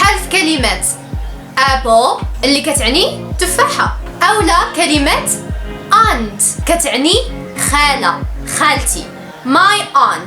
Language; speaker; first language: Arabic; native; Arabic